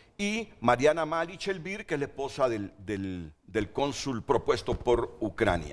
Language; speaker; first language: Spanish; native; Spanish